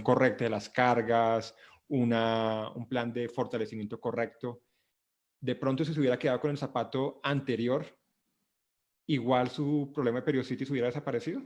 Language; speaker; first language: Spanish; native; Spanish